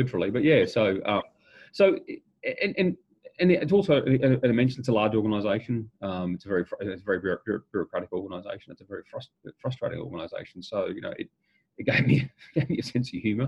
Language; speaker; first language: English; native; English